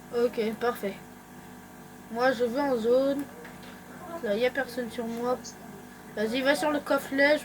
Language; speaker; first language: French; native; French